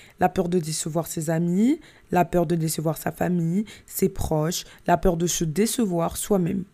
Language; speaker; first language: French; native; French